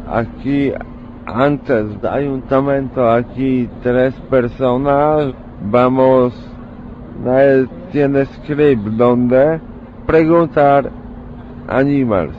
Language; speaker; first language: Spanish; non-native, learner; Polish